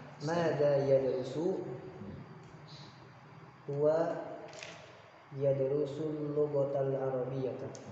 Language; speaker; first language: Arabic; non-native, learner; Indonesian